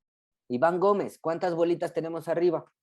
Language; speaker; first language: Spanish; native; Spanish